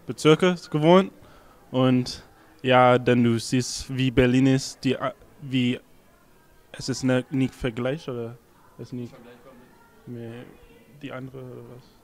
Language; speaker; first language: German; non-native, learner; English